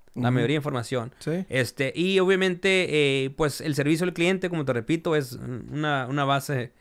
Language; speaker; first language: Spanish; early bilingual, heritage; Spanish